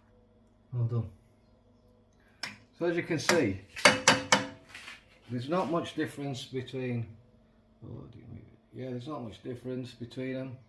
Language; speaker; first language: English; native; English